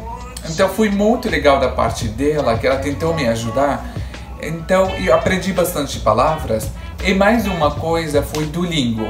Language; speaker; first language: Portuguese; non-native, fluent; Arabic